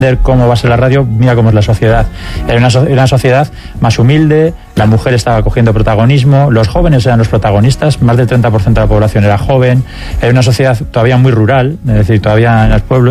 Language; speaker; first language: Spanish; native; Spanish